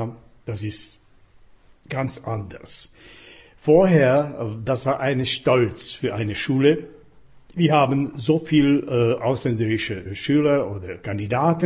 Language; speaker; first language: German; non-native, fluent; Slovak